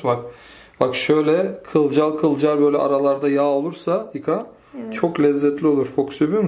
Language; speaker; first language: Turkish; native; Turkish